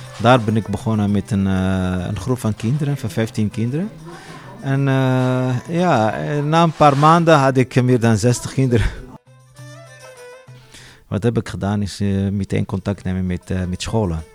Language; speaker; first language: Dutch; non-native, learner; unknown